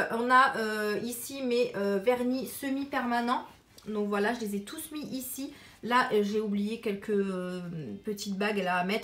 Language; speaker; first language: French; native; French